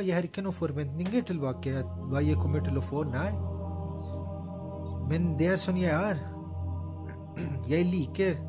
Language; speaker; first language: Norwegian; non-native, fluent; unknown